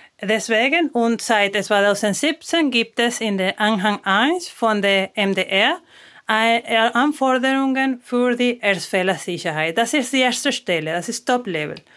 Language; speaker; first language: German; non-native, fluent; Spanish